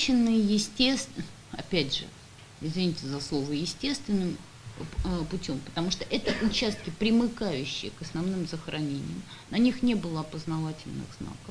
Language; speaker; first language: Russian; native; Russian